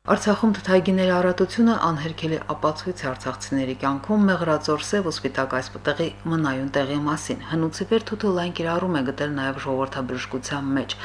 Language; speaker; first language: Armenian; native; Armenian